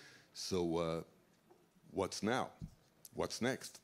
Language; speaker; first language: English; non-native, fluent; Hebrew